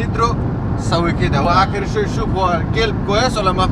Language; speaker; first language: Arabic; non-native, learner; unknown